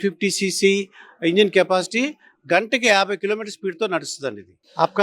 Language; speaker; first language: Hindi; non-native, local second language; Telugu